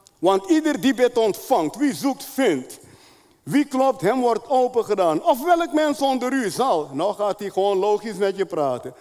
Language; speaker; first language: Dutch; non-native, fluent; Spanish